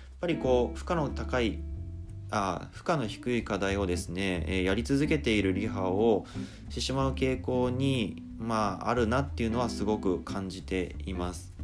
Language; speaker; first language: Japanese; native; Japanese